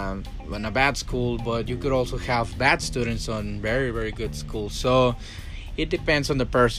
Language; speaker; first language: English; non-native, fluent; Spanish